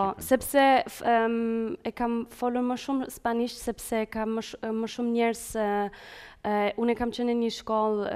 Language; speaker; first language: Albanian; early bilingual, heritage; Spanish